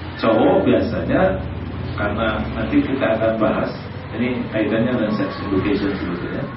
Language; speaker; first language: Indonesian; non-native, local second language; Sundanese